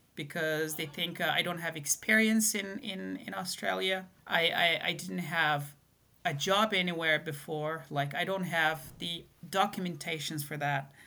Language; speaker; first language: English; non-native, fluent; Persian